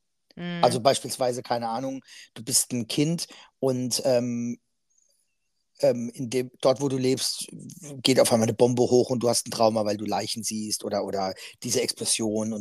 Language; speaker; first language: German; native; German